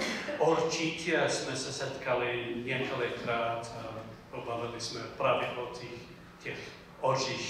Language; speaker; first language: Czech; non-native, fluent; English